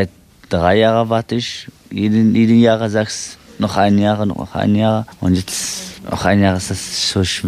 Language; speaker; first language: German; non-native, learner; Arabic